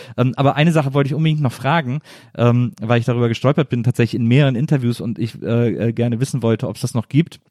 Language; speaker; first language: German; native; German